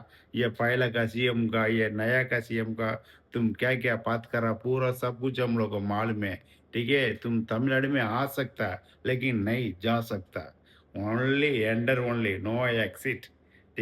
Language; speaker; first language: Hindi; non-native, local second language; Tamil